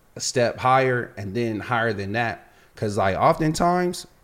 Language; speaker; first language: English; native; English